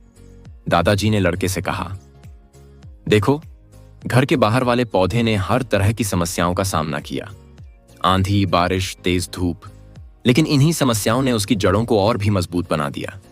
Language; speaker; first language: Hindi; native; Hindi